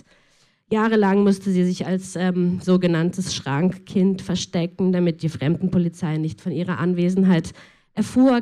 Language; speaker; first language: German; native; German